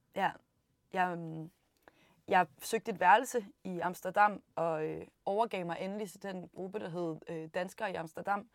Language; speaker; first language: Danish; native; Danish